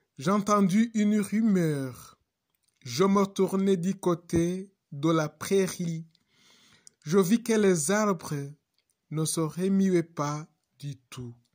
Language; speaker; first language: French; non-native, local second language; Kinyarwanda